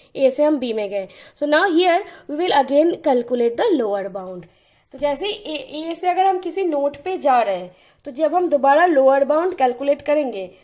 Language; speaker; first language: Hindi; non-native, local second language; Bangla